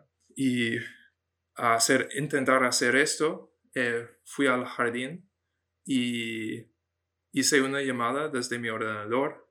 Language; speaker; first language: Spanish; non-native, fluent; English